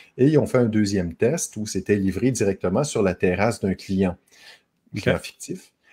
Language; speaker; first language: French; native; French